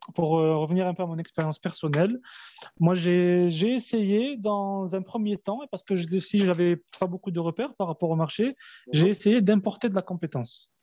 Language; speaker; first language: French; early bilingual, other home language; Arabic